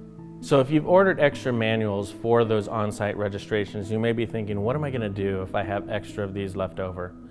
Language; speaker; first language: English; native; English